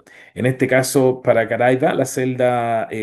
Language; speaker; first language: Spanish; native; Spanish